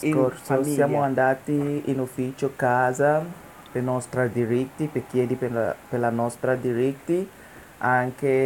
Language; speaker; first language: Italian; non-native, learner; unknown